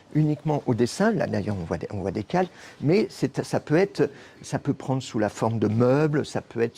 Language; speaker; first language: French; native; French